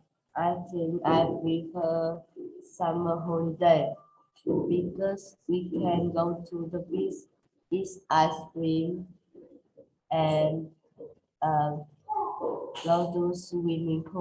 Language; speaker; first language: English; non-native, learner; Vietnamese